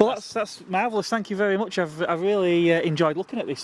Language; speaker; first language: English; native; English